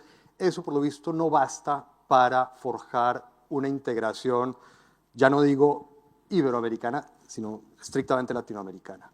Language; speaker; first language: Spanish; native; Spanish